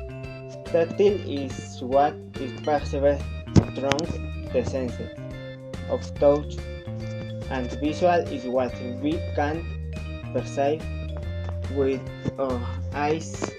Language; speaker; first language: English; non-native, learner; Spanish